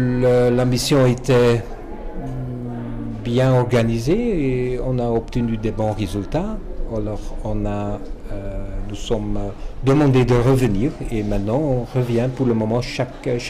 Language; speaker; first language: French; non-native, fluent; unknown